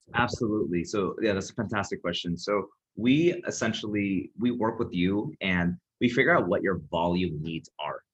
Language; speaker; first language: English; native; English